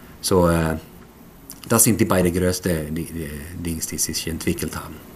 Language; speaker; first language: German; non-native, fluent; Swedish